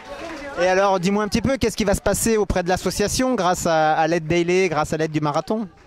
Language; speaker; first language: French; native; French